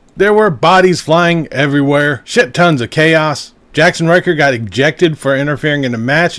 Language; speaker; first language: English; native; English